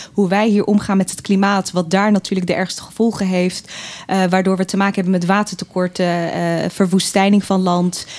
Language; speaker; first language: Dutch; early bilingual, other home language; Tigrinya